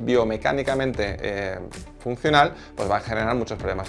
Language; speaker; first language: Spanish; native; Spanish